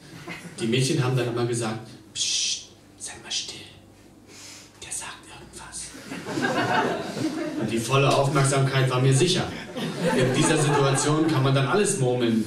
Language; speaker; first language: German; native; German